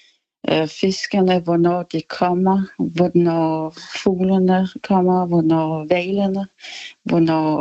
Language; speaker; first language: Danish; non-native, local second language; Kalaallisut